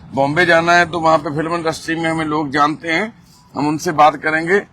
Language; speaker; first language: Hindi; non-native, local second language; Punjabi